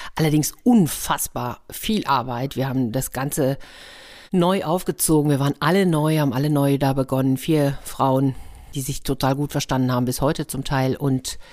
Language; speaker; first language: German; native; German